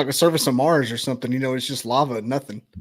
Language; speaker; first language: English; native; English